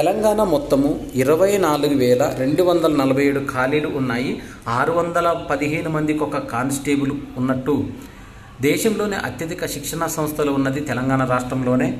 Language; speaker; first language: Telugu; native; Telugu